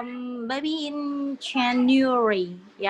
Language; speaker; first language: English; non-native, learner; Vietnamese